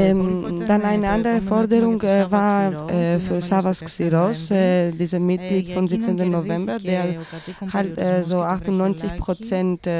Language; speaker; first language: German; non-native, fluent; Greek